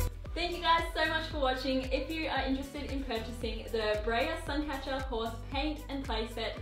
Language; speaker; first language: English; native; English